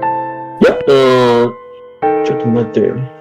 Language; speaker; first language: Japanese; non-native, learner; Chinese